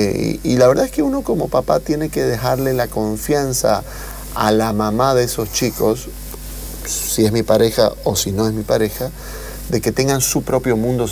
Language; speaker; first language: Spanish; native; Spanish